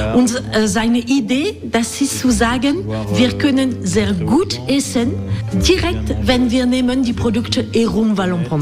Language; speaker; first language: German; non-native, fluent; French